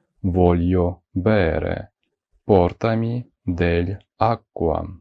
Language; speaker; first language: Italian; non-native, fluent; Ukrainian